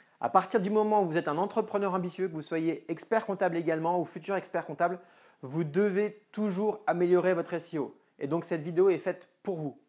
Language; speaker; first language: French; native; French